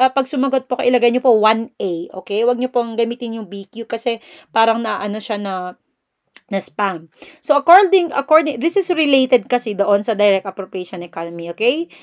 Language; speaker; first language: Filipino; non-native, local second language; Iloko